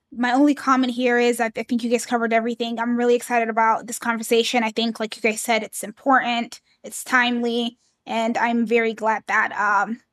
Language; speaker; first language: English; early bilingual, other home language; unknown